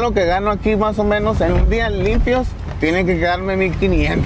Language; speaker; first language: Spanish; native; Spanish